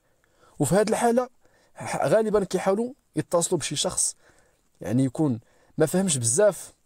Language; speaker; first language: Arabic; native; Arabic